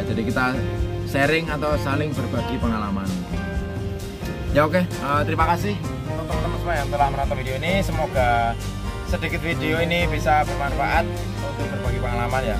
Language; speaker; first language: Indonesian; non-native, local second language; Javanese